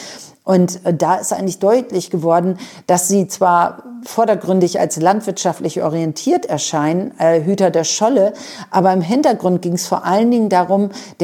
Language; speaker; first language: German; native; German